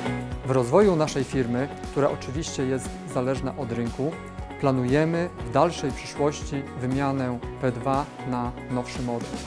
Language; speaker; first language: Polish; native; Polish